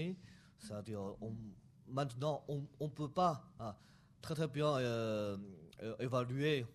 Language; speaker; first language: French; non-native, fluent; Chinese